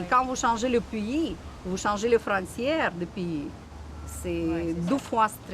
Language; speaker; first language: French; non-native, fluent; Russian